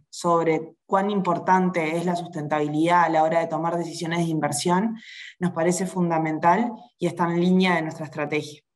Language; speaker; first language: Spanish; native; Spanish